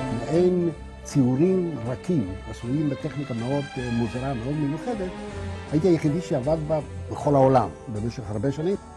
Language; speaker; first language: Hebrew; non-native, fluent; Spanish